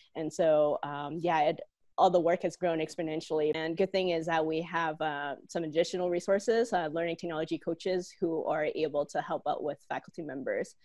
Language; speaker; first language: English; non-native, local second language; Cantonese